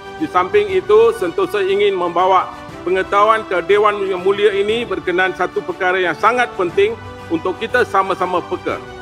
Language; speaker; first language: Malay; non-native, local second language; Tamil